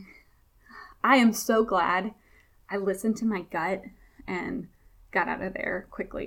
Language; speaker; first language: English; native; English